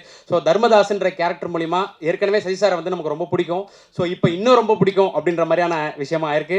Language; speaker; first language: Tamil; native; Tamil